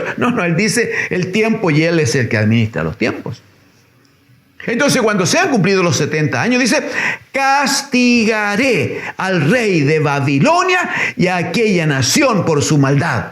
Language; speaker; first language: Spanish; native; Spanish